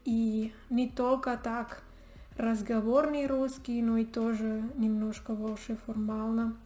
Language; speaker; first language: Russian; non-native, learner; Spanish